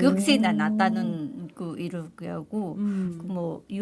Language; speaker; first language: Korean; non-native, learner; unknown